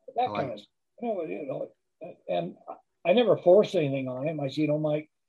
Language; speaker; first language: English; native; English